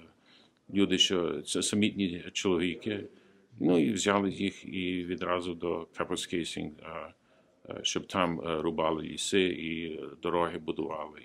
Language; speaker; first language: Ukrainian; early bilingual, heritage; Ukrainian